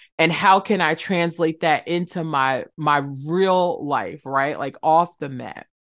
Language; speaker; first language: English; native; English